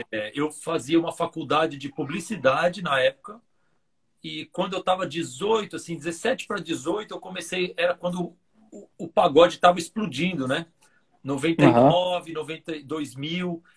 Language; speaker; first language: Portuguese; native; Portuguese